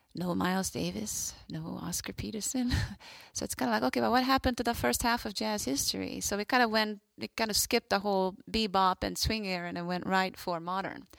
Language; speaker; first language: English; non-native, fluent; Hungarian